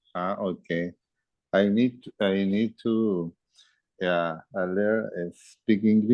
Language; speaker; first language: English; non-native, learner; Spanish